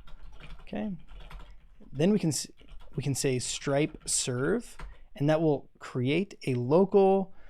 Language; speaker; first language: English; native; English